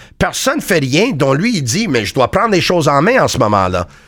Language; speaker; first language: French; native; French